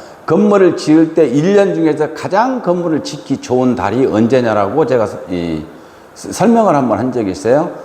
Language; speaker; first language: Korean; native; Korean